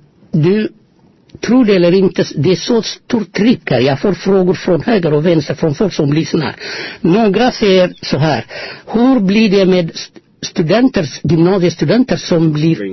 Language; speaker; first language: Swedish; non-native, fluent; Amharic